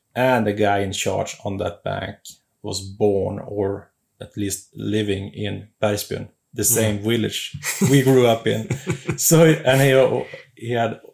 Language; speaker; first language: English; non-native, fluent; Swedish